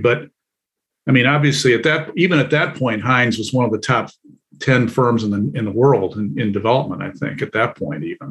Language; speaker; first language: English; native; English